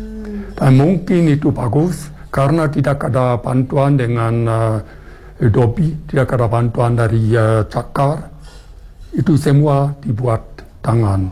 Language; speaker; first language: Indonesian; non-native, fluent; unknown